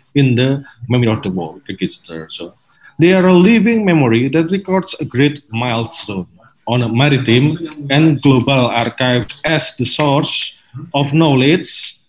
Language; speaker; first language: English; non-native, fluent; Indonesian